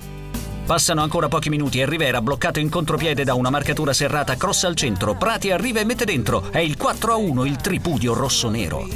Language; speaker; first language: Italian; native; Italian